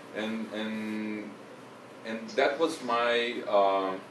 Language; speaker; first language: English; non-native, fluent; Portuguese